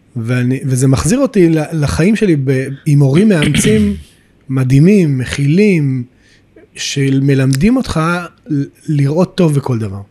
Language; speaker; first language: Hebrew; native; Hebrew